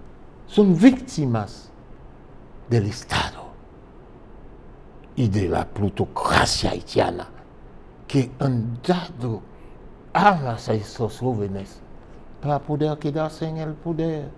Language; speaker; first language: Spanish; non-native, fluent; French